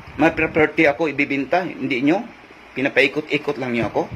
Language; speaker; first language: Filipino; non-native, fluent; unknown